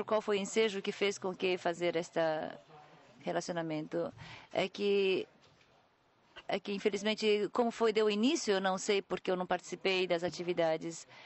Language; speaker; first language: Portuguese; non-native, learner; Japanese